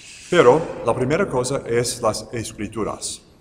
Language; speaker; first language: Spanish; non-native, fluent; English